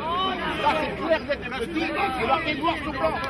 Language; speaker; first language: French; native; French